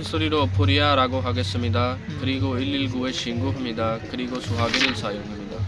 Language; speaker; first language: Korean; non-native, learner; Punjabi